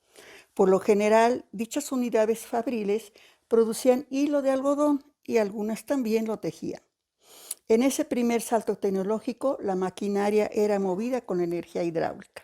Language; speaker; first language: Spanish; native; Spanish